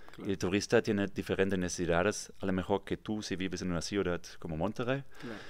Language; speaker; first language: Spanish; non-native, fluent; German